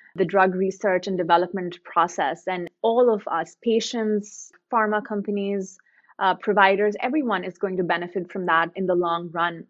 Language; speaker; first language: English; non-native, local second language; Hindi